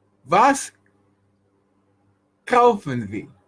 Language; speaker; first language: German; non-native, fluent; English